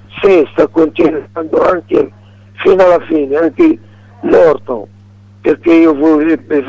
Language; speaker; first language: Italian; non-native, learner; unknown